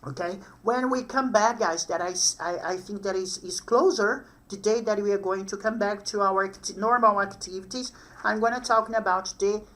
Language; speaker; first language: English; non-native, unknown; Portuguese